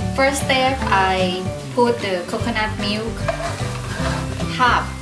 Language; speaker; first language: English; non-native, learner; Thai